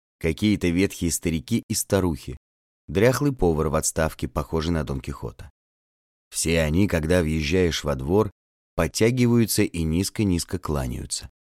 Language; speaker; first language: Russian; native; Russian